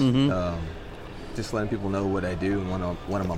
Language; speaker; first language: English; native; English